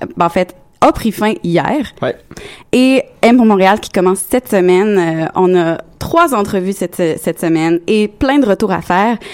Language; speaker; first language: French; native; French